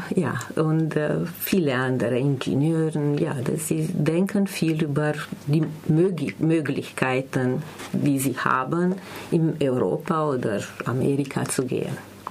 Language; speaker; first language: German; non-native, learner; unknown